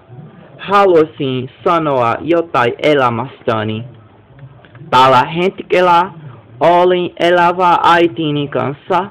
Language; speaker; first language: Finnish; non-native, learner; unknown